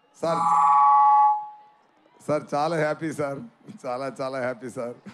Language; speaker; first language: Telugu; non-native, fluent; Tamil